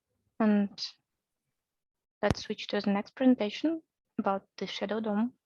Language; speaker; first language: English; non-native, fluent; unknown